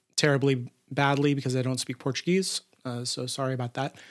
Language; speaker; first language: English; native; English